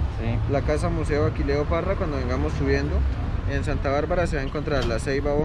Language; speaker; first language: Spanish; native; Spanish